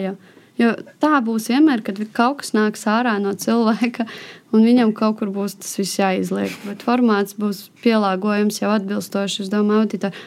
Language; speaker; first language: Latvian; non-native, local second language; Russian